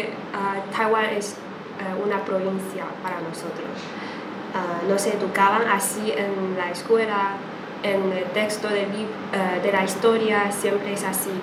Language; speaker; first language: Spanish; non-native, fluent; Chinese